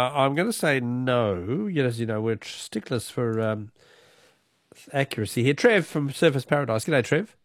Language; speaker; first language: English; native; English